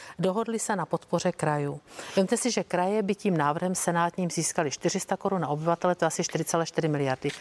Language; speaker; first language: Czech; native; Czech